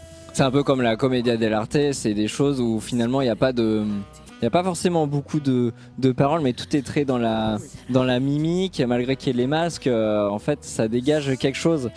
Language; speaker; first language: French; native; French